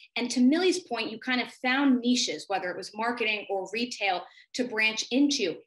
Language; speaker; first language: English; native; English